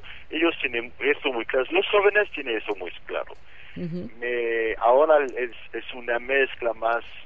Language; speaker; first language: Spanish; non-native, fluent; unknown